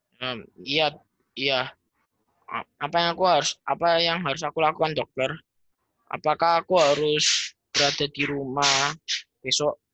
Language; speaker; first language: Indonesian; non-native, learner; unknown